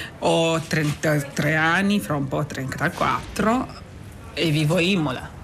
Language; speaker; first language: Italian; non-native, fluent; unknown